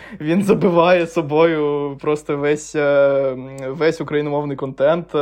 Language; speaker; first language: Ukrainian; non-native, local second language; Russian